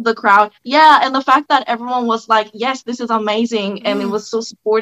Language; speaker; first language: English; non-native, local second language; Japanese